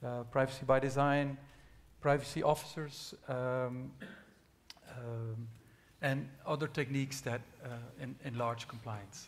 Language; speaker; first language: English; non-native, fluent; Dutch